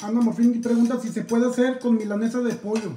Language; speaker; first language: Spanish; native; Spanish